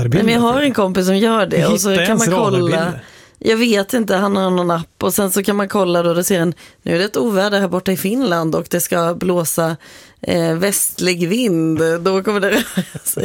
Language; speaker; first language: Swedish; native; Swedish